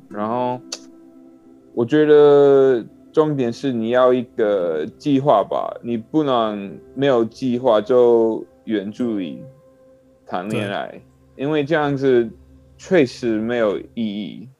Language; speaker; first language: Chinese; non-native, learner; English